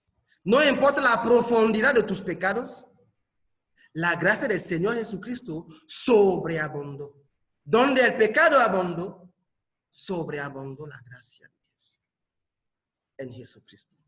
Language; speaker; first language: Spanish; non-native, fluent; French